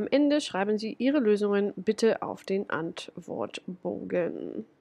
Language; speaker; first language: German; non-native, fluent; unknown